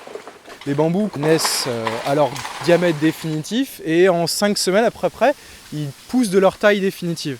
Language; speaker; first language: French; native; French